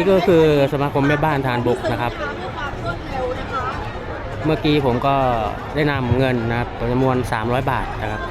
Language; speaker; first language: Thai; native; Thai